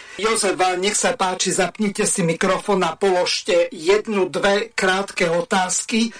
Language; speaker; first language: Slovak; native; Slovak